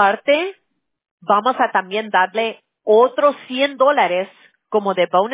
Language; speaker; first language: Spanish; early bilingual, heritage; Spanish